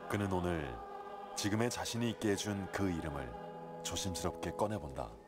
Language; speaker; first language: Korean; native; Korean